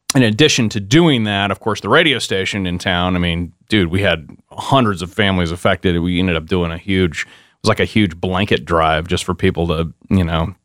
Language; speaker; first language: English; native; English